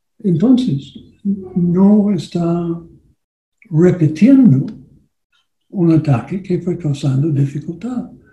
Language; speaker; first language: Spanish; non-native, learner; English